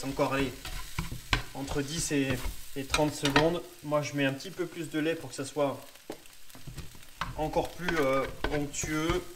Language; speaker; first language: French; native; French